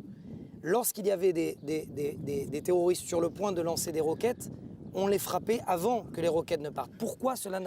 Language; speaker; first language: French; native; French